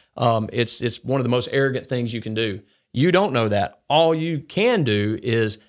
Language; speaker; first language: English; native; English